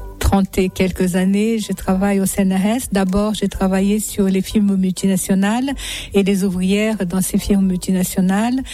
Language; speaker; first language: French; non-native, fluent; Japanese